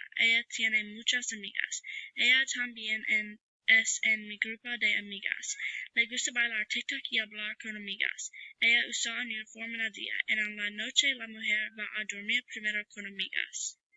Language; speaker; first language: Spanish; non-native, learner; English